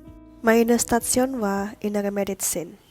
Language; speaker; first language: German; non-native, learner; Indonesian